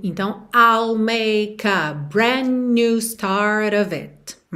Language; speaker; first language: English; non-native, fluent; Portuguese